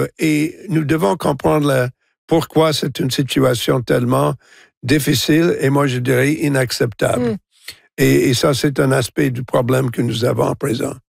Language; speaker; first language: French; non-native, local second language; English